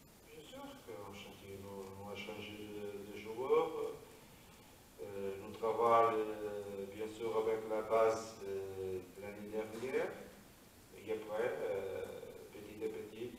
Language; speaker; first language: French; non-native, learner; Portuguese